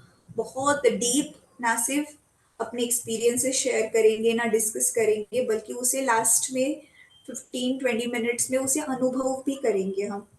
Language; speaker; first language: Hindi; native; Hindi